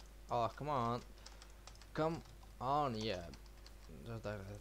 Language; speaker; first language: English; non-native, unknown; Bulgarian